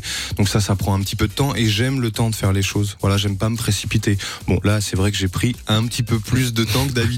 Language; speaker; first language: French; native; French